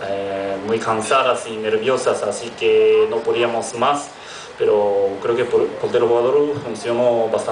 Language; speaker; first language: Spanish; non-native, fluent; Japanese